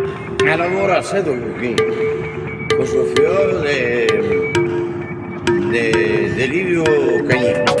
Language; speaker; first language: Italian; non-native, local second language; Venetian